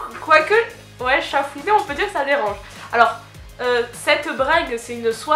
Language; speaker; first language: French; native; French